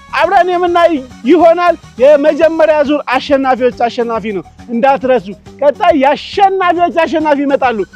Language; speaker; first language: Amharic; non-native, local second language; Oromo